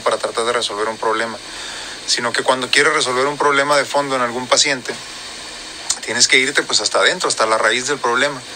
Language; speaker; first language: Spanish; native; Spanish